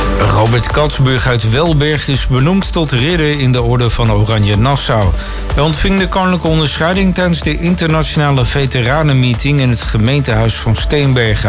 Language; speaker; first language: Dutch; native; Dutch